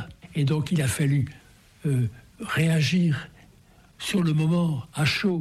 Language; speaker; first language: French; native; French